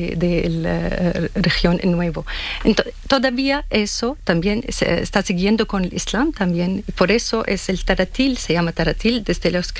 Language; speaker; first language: Spanish; non-native, learner; Arabic